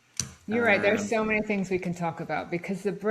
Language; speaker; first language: English; native; English